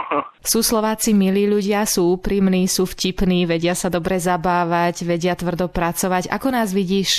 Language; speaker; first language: Slovak; native; Slovak